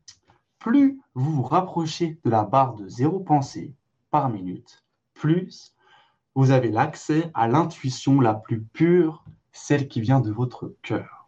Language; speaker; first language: French; native; French